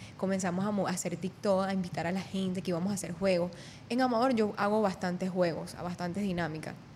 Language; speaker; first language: Spanish; native; Spanish